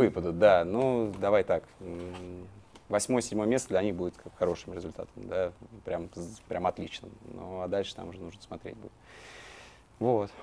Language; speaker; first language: Russian; native; Russian